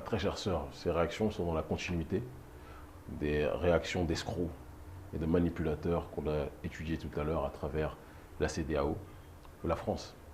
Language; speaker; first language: French; native; French